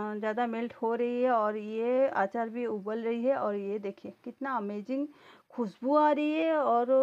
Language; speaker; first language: Hindi; native; Hindi